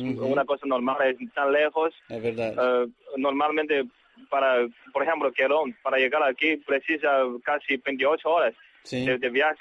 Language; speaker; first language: Portuguese; non-native, learner; Chinese